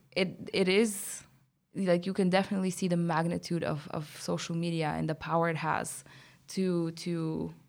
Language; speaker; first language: English; non-native, fluent; Bulgarian